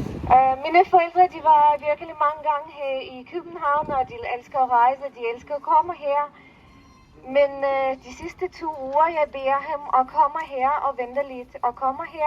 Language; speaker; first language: Danish; non-native, fluent; Ukrainian